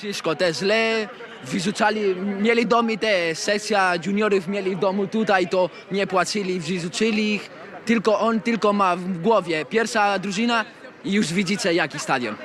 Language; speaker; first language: Polish; early bilingual, heritage; Spanish